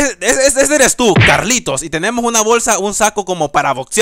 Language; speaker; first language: Spanish; native; Spanish